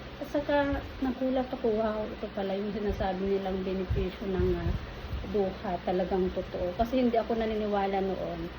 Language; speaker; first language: Filipino; non-native, local second language; Iloko